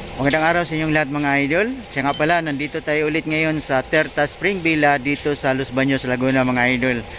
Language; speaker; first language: Filipino; non-native, local second language; Cebuano